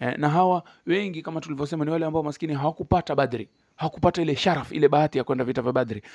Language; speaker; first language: Swahili; native; Swahili